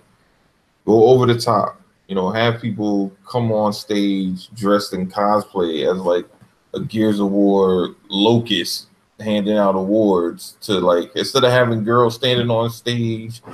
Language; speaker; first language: English; native; English